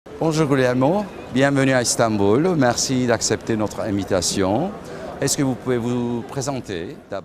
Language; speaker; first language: French; non-native, fluent; Turkish